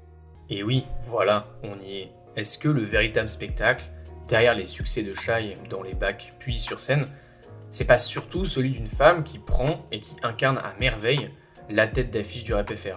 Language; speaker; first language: French; native; French